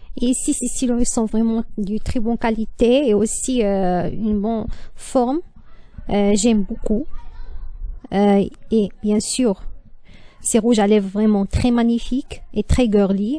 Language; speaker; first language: French; non-native, learner; Arabic